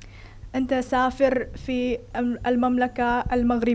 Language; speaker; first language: Arabic; non-native, fluent; Indonesian